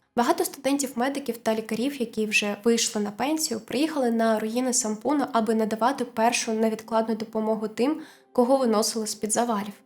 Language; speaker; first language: Ukrainian; native; Ukrainian